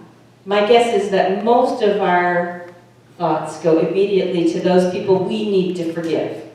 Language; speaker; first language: English; native; English